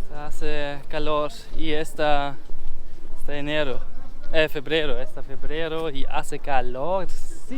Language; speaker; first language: Spanish; non-native, learner; German